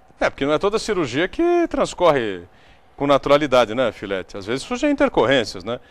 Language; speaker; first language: Portuguese; native; Portuguese